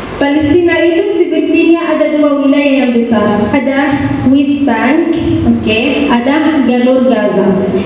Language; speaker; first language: Indonesian; non-native, learner; Arabic